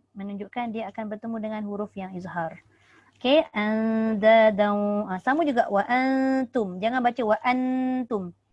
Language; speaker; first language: Malay; native; Malay